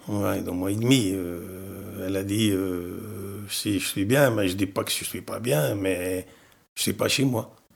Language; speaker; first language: French; non-native, fluent; Arabic